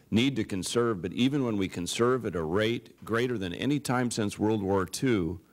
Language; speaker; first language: English; native; English